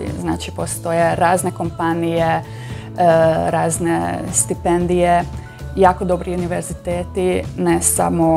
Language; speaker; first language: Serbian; non-native, local second language; Hungarian